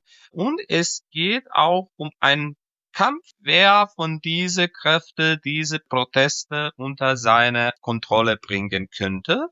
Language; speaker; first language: German; non-native, fluent; Serbian